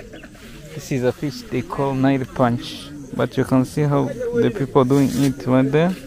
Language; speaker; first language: English; non-native, fluent; Rundi